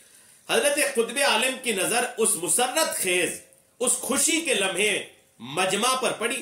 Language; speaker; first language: Urdu; native; Urdu